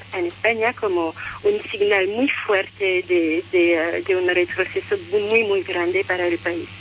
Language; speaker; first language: Spanish; non-native, fluent; French